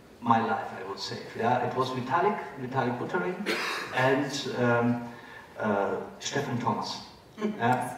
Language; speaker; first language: English; non-native, fluent; German